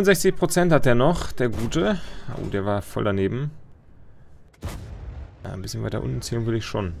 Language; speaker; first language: German; native; German